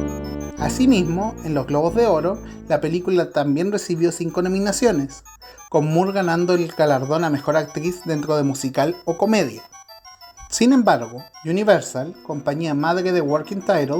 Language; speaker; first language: Spanish; native; Spanish